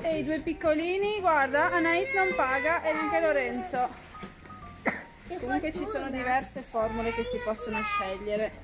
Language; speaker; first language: Italian; native; Italian